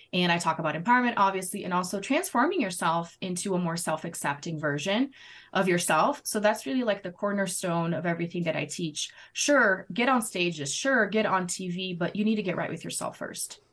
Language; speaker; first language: English; non-native, fluent; Portuguese